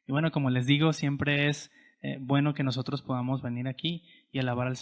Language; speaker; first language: Spanish; native; Spanish